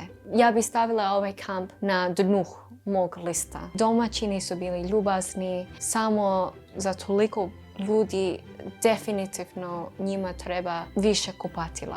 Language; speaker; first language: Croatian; non-native, learner; English